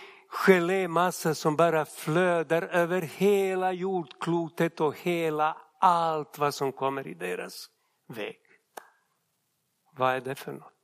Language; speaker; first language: Swedish; non-native, fluent; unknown